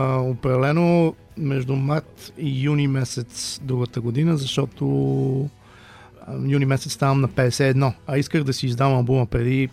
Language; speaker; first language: Bulgarian; early bilingual, heritage; Bulgarian